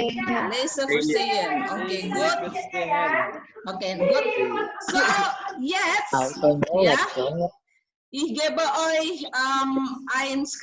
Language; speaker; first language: German; non-native, learner; Indonesian